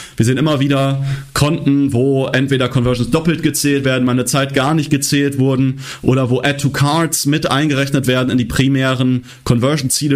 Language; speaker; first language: German; native; German